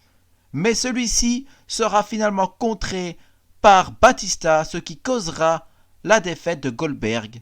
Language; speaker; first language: French; native; French